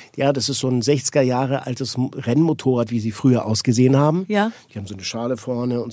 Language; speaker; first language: German; native; German